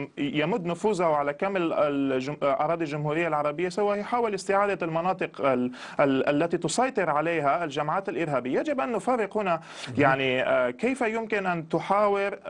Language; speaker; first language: Arabic; non-native, local second language; Armenian